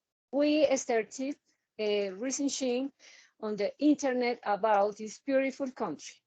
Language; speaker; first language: English; non-native, learner; Spanish